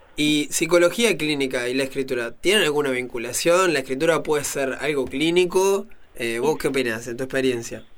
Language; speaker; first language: Spanish; native; Spanish